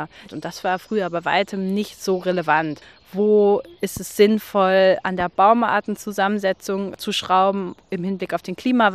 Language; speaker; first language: German; native; German